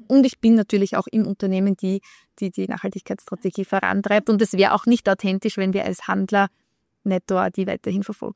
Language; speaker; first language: German; native; German